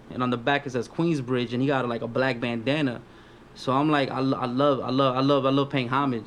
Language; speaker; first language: English; early bilingual, other home language; Spanish